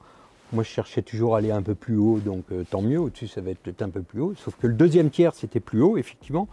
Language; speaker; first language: French; native; French